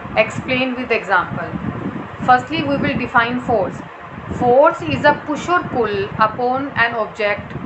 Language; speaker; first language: English; non-native, local second language; Hindi